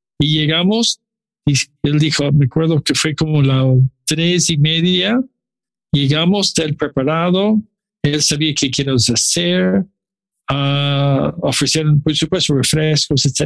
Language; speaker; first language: Spanish; non-native, learner; English